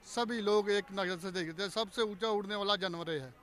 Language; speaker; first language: Hindi; native; Hindi